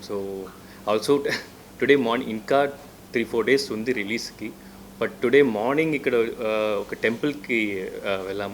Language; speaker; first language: Telugu; non-native, fluent; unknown